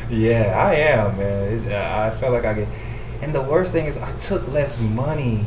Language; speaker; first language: English; native; English